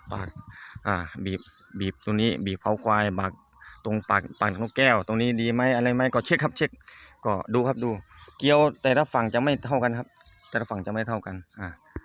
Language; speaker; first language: Thai; native; Thai